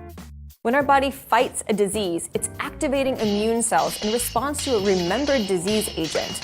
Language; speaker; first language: English; native; English